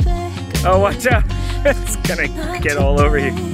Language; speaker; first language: English; native; English